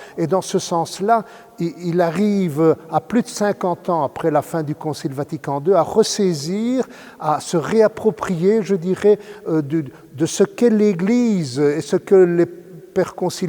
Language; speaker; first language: French; native; French